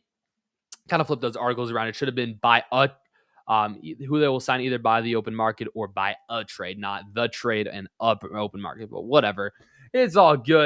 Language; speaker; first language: English; native; English